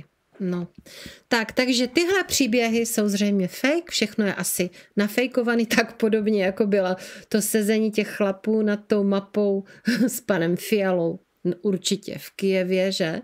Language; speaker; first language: Czech; native; Czech